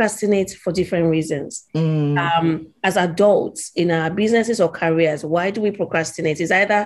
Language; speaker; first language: English; non-native, local second language; Yoruba